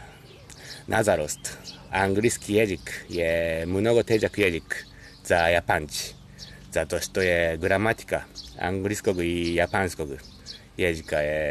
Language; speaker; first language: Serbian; non-native, learner; Japanese